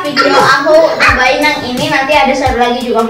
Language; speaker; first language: Indonesian; native; Indonesian